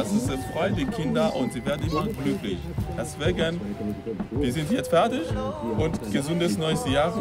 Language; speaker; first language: German; non-native, fluent; Lingala